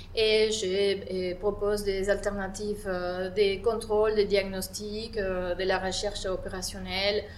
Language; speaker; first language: French; non-native, fluent; Spanish